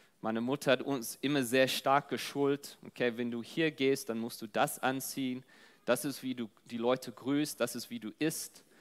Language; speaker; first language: German; non-native, fluent; English